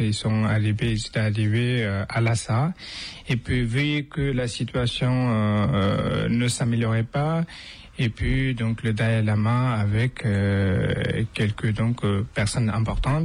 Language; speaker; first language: French; non-native, fluent; Tibetan